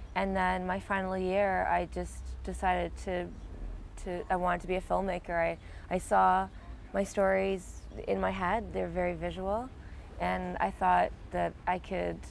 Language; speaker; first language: English; native; English